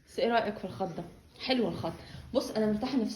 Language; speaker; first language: Arabic; native; Arabic